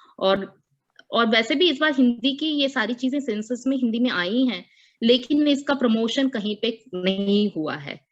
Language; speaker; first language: Hindi; non-native, local second language; Tamil